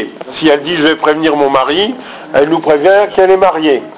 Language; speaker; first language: French; native; French